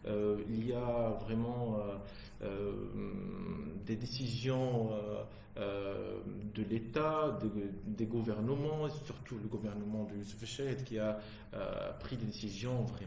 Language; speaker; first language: French; non-native, local second language; Arabic